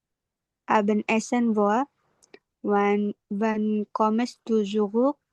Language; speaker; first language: German; non-native, learner; Indonesian